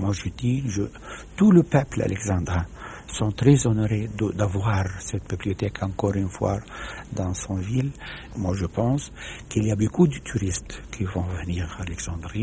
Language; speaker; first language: French; non-native, learner; Arabic